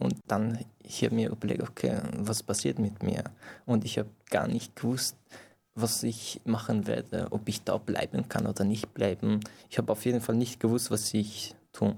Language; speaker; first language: German; non-native, fluent; Persian